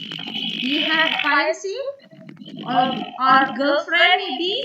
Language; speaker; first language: English; non-native, learner; Indonesian